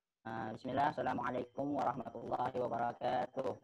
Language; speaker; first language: Arabic; non-native, learner; Indonesian